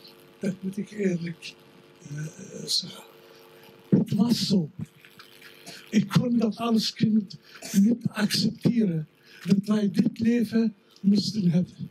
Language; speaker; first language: Dutch; non-native, fluent; Arabic